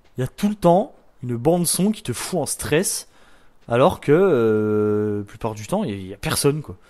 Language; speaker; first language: French; native; French